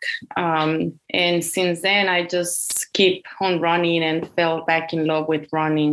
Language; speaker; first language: English; non-native, fluent; Spanish